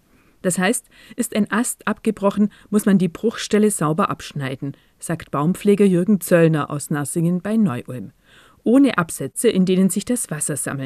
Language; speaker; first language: German; native; German